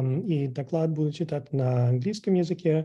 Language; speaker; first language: Russian; non-native, fluent; English